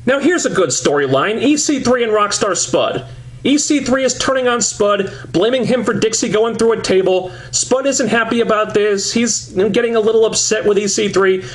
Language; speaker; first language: English; native; English